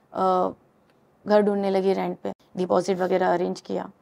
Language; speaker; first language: Hindi; native; Hindi